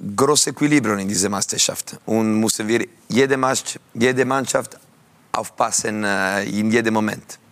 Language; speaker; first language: German; non-native, local second language; Italian